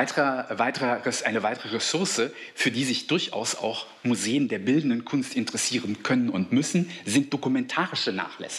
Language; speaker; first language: German; native; German